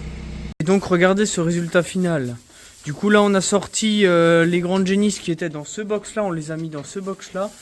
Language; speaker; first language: French; native; French